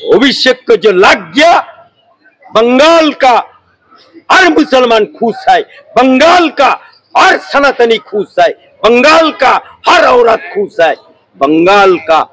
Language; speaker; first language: Hindi; non-native, local second language; Bangla